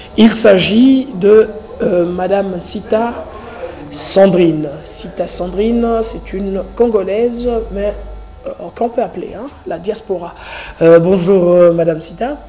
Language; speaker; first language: French; non-native, local second language; Lingala